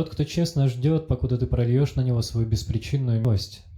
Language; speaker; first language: Russian; native; Russian